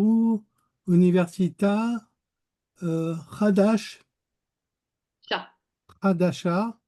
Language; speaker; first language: Hebrew; non-native, learner; French